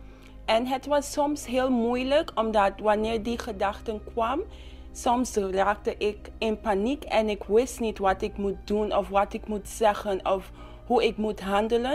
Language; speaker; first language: Dutch; non-native, local second language; English